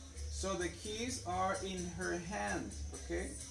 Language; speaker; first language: English; non-native, fluent; Spanish